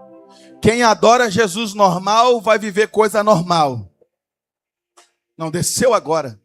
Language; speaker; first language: Portuguese; native; Portuguese